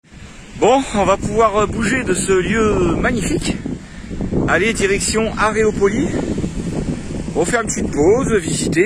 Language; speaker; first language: French; native; French